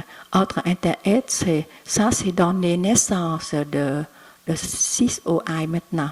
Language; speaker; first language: French; non-native, learner; Vietnamese